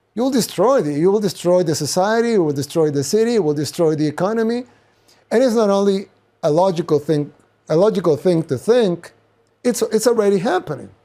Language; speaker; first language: English; non-native, fluent; Spanish